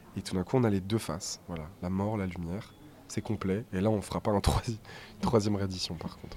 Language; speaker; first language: French; native; French